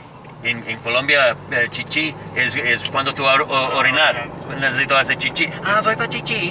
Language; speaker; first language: Spanish; non-native, learner; English